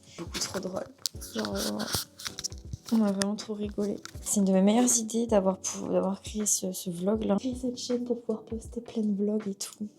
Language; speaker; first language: French; native; French